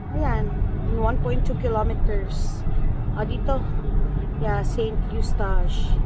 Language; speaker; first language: Filipino; non-native, local second language; Cebuano